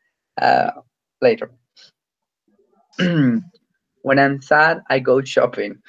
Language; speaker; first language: English; non-native, fluent; Spanish